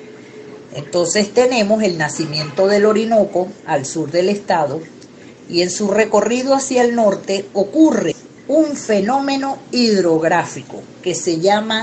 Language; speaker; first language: Spanish; native; Spanish